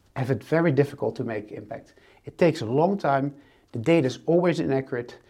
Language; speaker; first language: English; non-native, fluent; Dutch